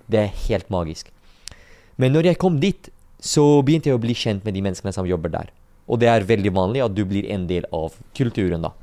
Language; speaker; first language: Norwegian; non-native, fluent; Arabic